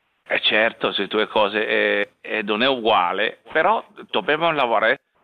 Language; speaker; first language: Italian; non-native, learner; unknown